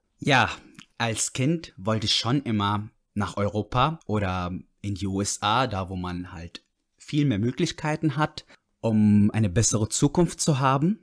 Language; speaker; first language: German; non-native, fluent; Arabic